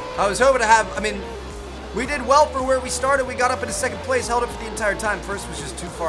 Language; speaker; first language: English; native; English